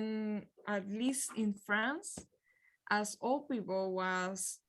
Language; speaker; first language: English; non-native, learner; Spanish